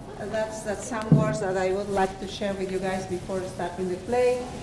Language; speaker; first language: English; non-native, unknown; Quechua